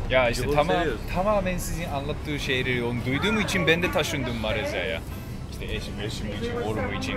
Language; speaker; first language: Turkish; non-native, fluent; Japanese